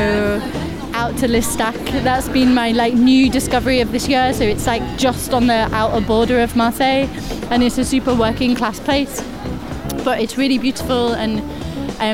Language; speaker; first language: English; non-native, fluent; French